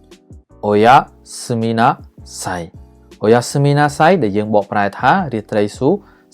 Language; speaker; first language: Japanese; non-native, fluent; Khmer